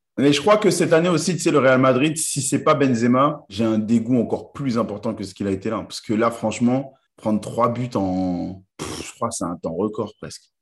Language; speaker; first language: French; native; French